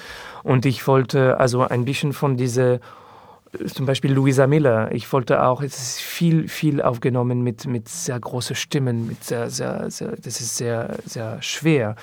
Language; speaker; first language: German; non-native, learner; French